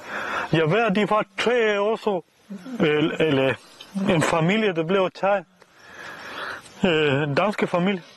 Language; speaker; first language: Danish; non-native, fluent; Spanish